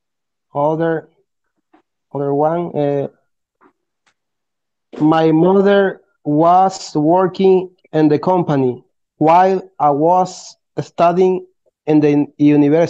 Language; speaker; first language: English; non-native, learner; Spanish